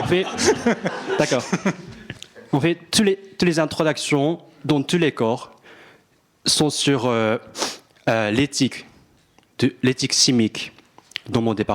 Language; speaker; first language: French; non-native, fluent; Japanese